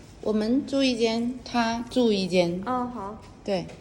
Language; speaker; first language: Chinese; non-native, learner; Korean